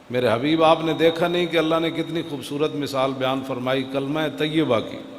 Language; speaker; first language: Urdu; non-native, local second language; Punjabi